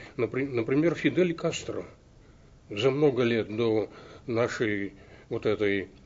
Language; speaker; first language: Russian; native; Russian